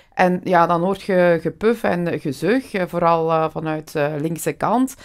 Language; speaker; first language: Dutch; early bilingual, other home language; Kurdish